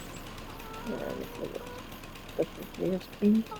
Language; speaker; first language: French; native; French